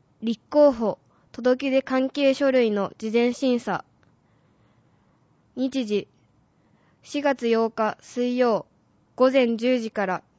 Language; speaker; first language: Japanese; native; Japanese